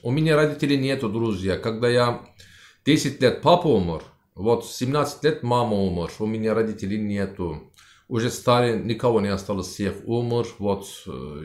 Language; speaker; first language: Russian; non-native, learner; Turkish